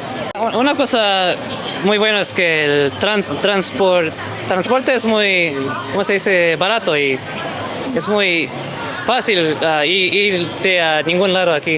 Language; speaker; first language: Spanish; early bilingual, heritage; Spanish